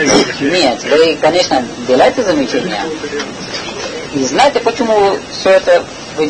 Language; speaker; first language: Russian; non-native, learner; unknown